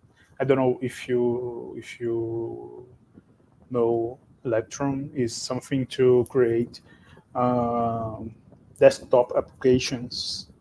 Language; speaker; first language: English; non-native, fluent; Portuguese